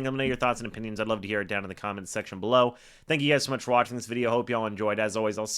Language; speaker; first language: English; native; English